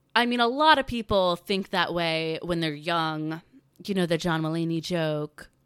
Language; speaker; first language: English; native; English